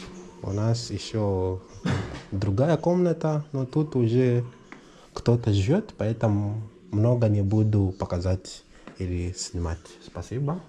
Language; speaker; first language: Russian; non-native, learner; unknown